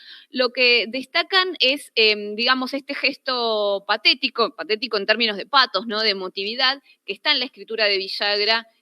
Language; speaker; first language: Spanish; native; Spanish